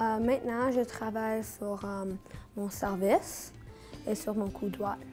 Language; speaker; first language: French; non-native, local second language; English